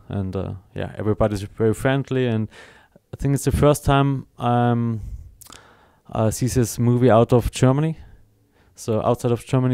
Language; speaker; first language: English; non-native, learner; German